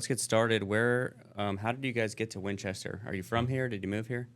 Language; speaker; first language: English; native; English